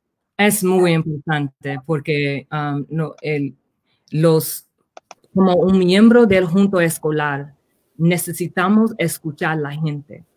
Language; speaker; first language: Spanish; early bilingual, heritage; Spanish